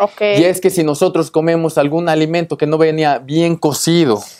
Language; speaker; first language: Spanish; native; Spanish